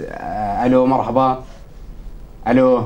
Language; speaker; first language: Arabic; native; Arabic